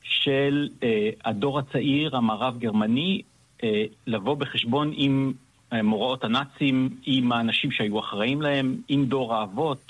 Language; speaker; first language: Hebrew; native; Hebrew